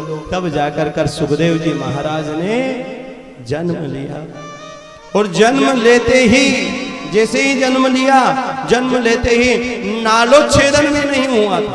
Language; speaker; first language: Hindi; native; Hindi